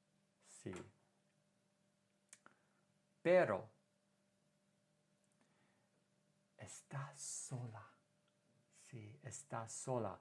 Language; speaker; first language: Spanish; non-native, fluent; English